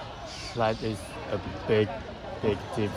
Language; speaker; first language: English; non-native, learner; Chinese